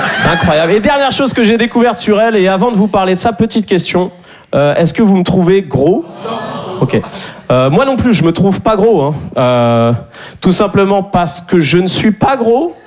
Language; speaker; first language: French; native; French